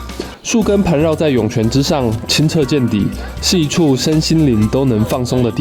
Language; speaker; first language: Chinese; native; Chinese